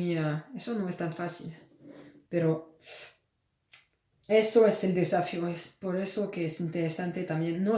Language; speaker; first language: Spanish; non-native, learner; French